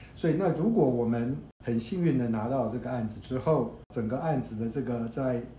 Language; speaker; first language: Chinese; native; Chinese